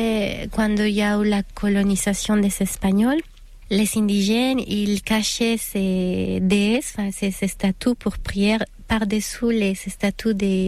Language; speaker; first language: French; non-native, fluent; Spanish